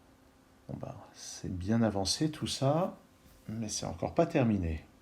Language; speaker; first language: French; native; French